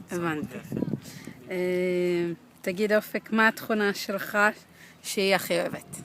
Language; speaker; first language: Hebrew; native; Hebrew